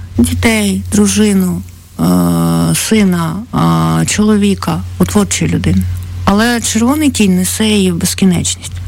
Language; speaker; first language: Ukrainian; native; Ukrainian